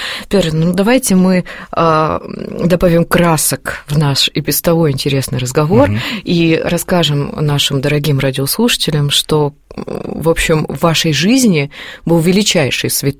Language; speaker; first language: Russian; native; Russian